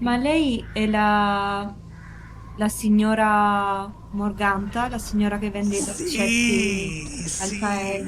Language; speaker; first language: Italian; native; Italian